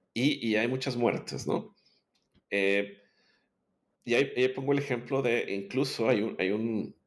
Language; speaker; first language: Spanish; native; Spanish